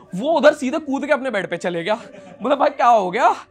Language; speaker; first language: Hindi; non-native, local second language; Odia